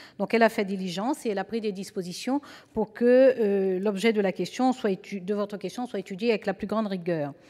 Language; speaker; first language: French; native; French